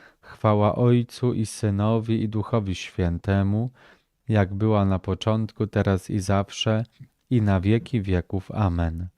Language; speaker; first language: Polish; native; Polish